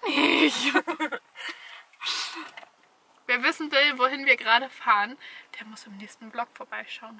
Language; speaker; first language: German; native; German